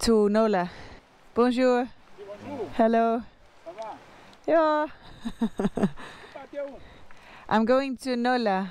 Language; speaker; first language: English; non-native, fluent; Dutch